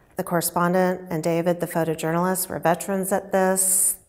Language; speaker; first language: English; native; English